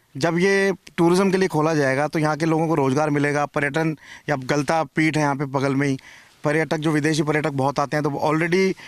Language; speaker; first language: Hindi; native; Hindi